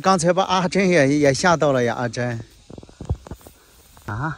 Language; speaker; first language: Chinese; native; Chinese